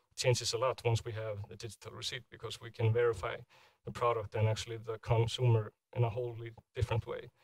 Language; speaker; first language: English; non-native, fluent; Icelandic